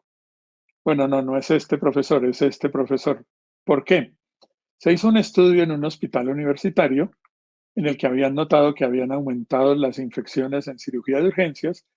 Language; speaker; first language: Spanish; native; Spanish